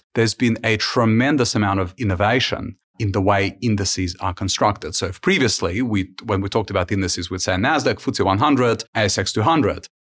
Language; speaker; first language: English; early bilingual, other home language; Ukrainian